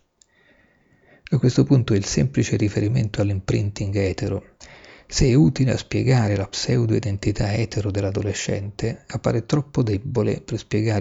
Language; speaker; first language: Italian; native; Italian